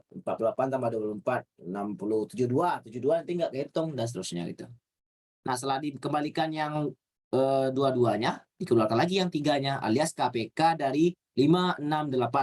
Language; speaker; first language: Indonesian; native; Indonesian